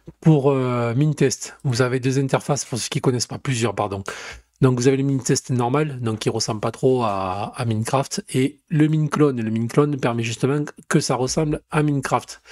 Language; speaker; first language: French; native; French